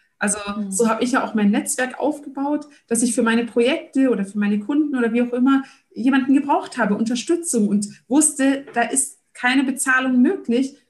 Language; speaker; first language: German; early bilingual, other home language; Turkish